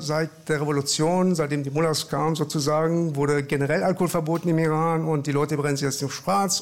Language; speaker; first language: German; early bilingual, other home language; Persian